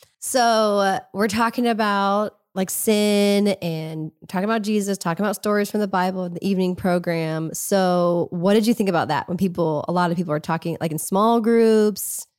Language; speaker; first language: English; native; English